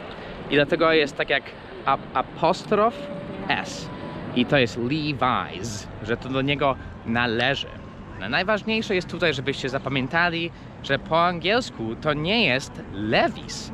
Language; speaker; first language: Polish; early bilingual, heritage; English